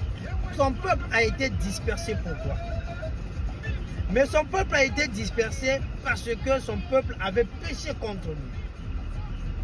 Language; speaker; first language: French; non-native, local second language; Kongo